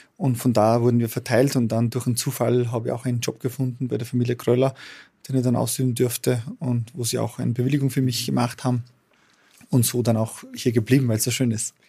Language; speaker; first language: German; non-native, fluent; Albanian